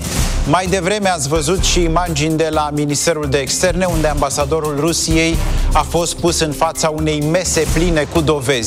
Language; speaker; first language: Romanian; native; Romanian